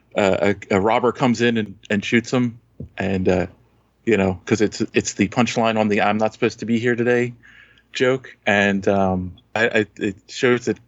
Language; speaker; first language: English; native; English